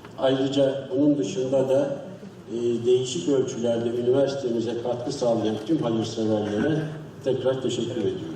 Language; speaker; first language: Turkish; native; Turkish